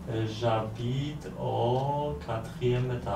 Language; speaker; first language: French; non-native, learner; Polish